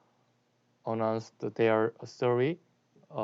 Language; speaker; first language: English; non-native, learner; Korean